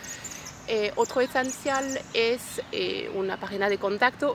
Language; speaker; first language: Spanish; non-native, fluent; French